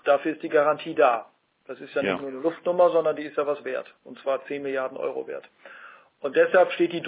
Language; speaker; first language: German; native; German